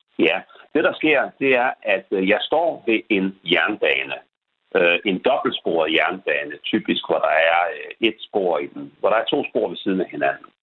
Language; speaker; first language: Danish; native; Danish